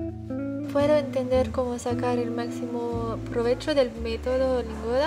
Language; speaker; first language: Spanish; early bilingual, heritage; French